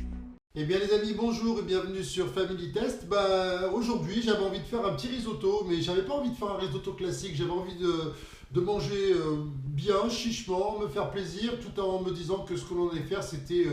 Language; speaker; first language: French; native; French